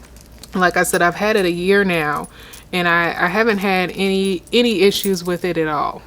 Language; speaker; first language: English; native; English